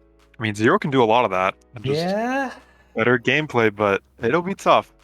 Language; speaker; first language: English; native; English